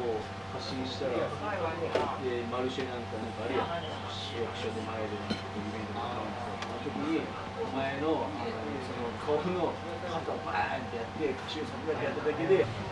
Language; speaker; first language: Japanese; native; Japanese